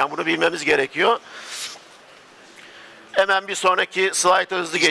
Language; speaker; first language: Turkish; native; Turkish